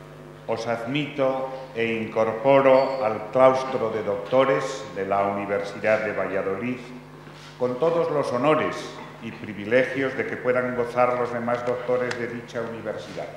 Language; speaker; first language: Spanish; native; Spanish